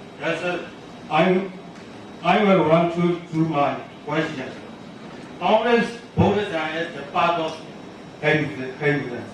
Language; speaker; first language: English; non-native, learner; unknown